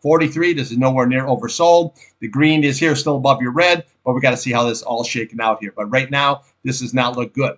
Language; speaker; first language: English; native; English